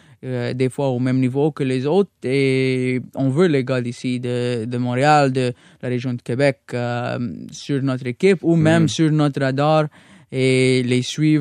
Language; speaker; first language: French; non-native, local second language; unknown